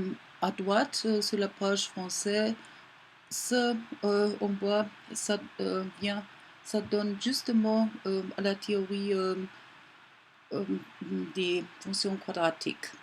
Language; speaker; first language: French; non-native, fluent; German